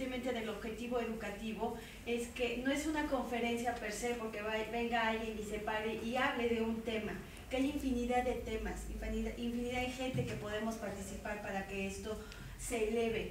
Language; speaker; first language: Spanish; native; Spanish